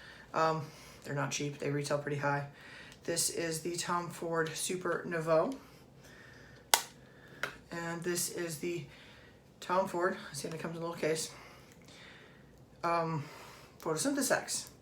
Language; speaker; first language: English; native; English